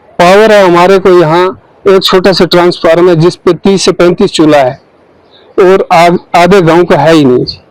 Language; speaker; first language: Urdu; non-native, local second language; Kashmiri